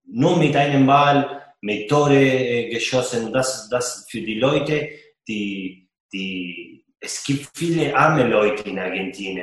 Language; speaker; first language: German; non-native, fluent; Spanish